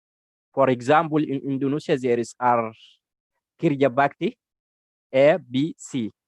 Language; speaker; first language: English; non-native, learner; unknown